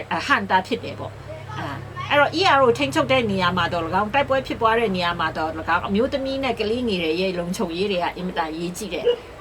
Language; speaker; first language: Burmese; non-native, local second language; Kachin